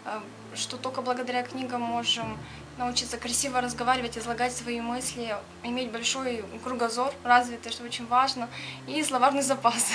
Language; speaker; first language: Russian; native; Russian